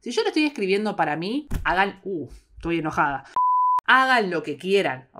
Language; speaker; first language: Spanish; native; Spanish